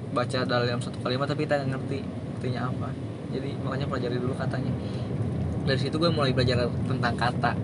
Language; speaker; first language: Indonesian; non-native, local second language; Sundanese